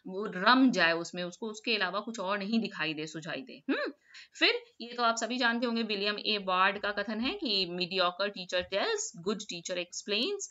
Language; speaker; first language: Hindi; native; Hindi